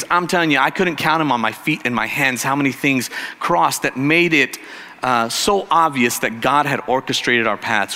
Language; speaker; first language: English; native; English